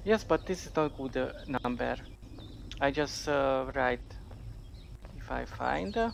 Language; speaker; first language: English; non-native, learner; Hungarian